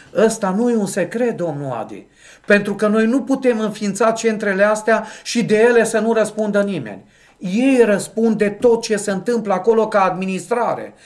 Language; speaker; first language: Romanian; native; Romanian